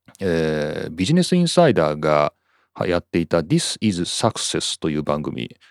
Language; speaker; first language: Japanese; native; Japanese